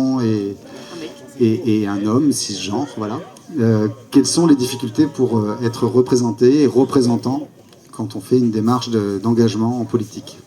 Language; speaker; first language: French; native; French